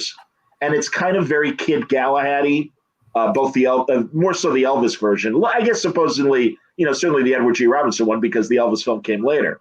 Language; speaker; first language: English; native; English